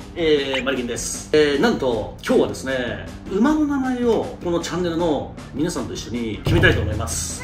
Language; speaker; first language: Japanese; native; Japanese